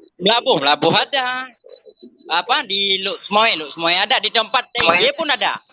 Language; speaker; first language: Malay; non-native, local second language; Achinese